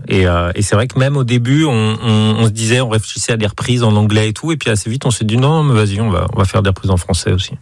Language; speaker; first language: French; native; French